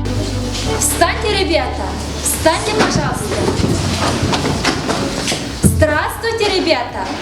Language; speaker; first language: Russian; non-native, fluent; Mongolian